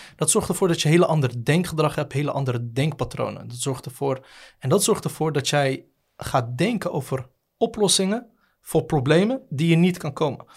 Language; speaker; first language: Dutch; native; Dutch